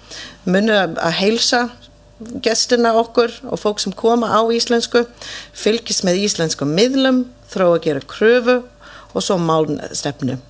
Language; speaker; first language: Icelandic; non-native, fluent; English